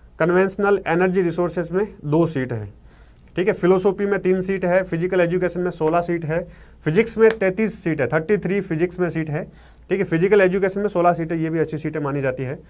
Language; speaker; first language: Hindi; native; Hindi